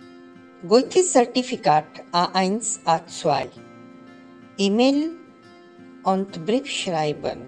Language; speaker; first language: German; non-native, learner; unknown